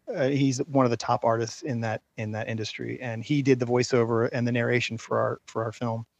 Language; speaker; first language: English; native; English